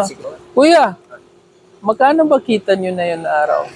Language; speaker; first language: Filipino; non-native, fluent; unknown